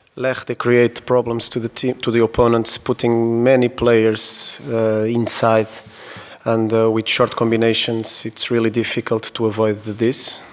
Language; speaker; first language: English; non-native, fluent; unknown